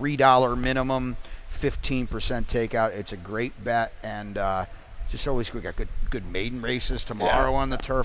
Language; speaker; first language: English; native; English